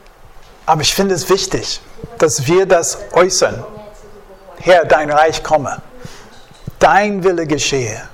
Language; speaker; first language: German; non-native, fluent; English